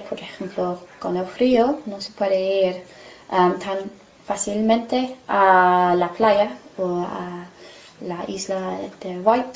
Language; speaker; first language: Spanish; non-native, learner; English